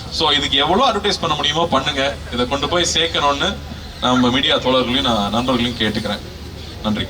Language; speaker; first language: Tamil; native; Tamil